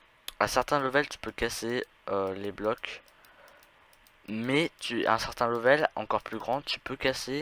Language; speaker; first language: French; native; French